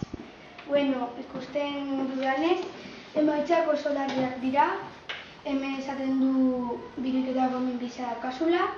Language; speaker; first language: Basque; non-native, local second language; Spanish